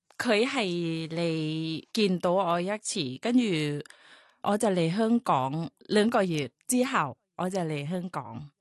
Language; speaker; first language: Cantonese; non-native, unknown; Thai